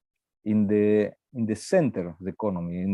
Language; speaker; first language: English; non-native, learner; Spanish